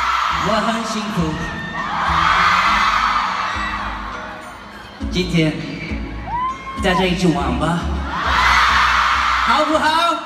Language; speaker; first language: Chinese; non-native, learner; Korean